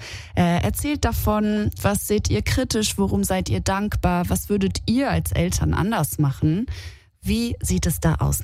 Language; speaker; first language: German; native; German